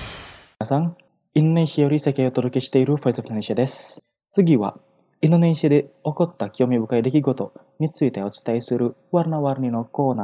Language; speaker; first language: Japanese; non-native, fluent; Indonesian